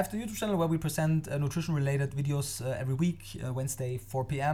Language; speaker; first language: English; non-native, fluent; German